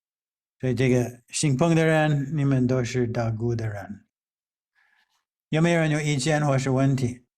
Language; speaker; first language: Chinese; non-native, fluent; English